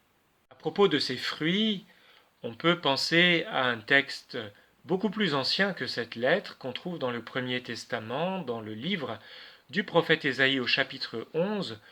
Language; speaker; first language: French; native; French